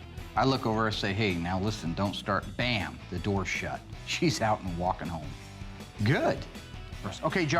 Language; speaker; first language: English; native; English